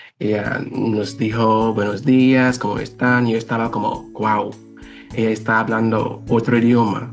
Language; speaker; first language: Spanish; non-native, fluent; English